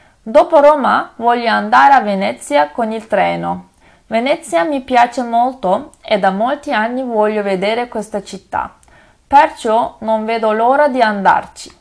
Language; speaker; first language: Italian; non-native, learner; Turkish